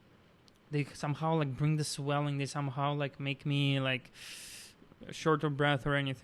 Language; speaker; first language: English; non-native, fluent; Russian